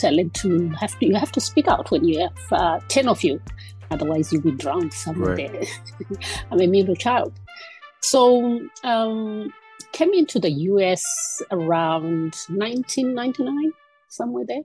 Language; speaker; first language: English; non-native, local second language; Shona